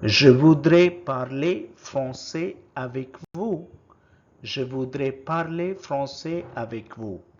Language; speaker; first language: French; non-native, fluent; Telugu